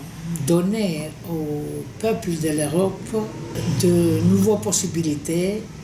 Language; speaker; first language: French; non-native, fluent; Greek